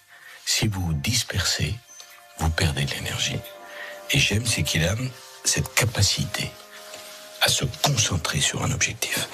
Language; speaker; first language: French; native; French